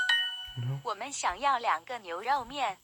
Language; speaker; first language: Chinese; non-native, learner; English